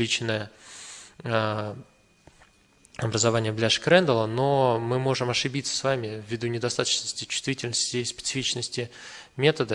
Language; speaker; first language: Russian; native; Russian